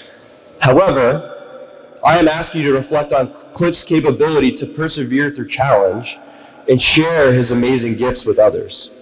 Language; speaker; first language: English; native; English